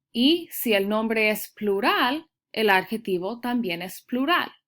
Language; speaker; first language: Spanish; early bilingual, heritage; Spanish